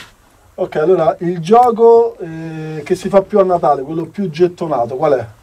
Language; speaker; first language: Italian; native; Italian